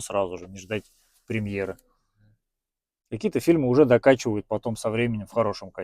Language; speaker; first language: Russian; native; Russian